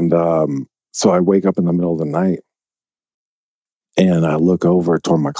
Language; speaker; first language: English; native; English